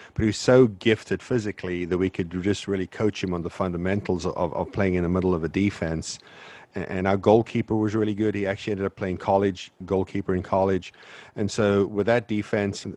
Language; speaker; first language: English; native; English